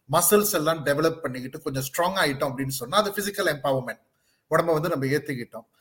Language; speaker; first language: Tamil; native; Tamil